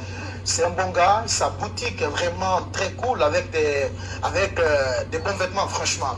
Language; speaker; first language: French; native; French